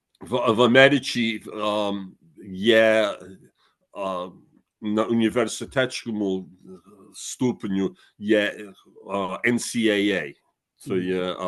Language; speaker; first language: Ukrainian; early bilingual, heritage; Ukrainian